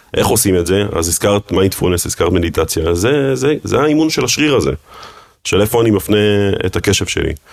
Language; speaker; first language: Hebrew; early bilingual, other home language; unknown